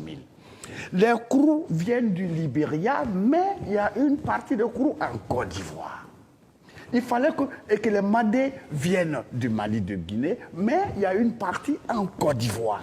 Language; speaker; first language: French; non-native, local second language; Dyula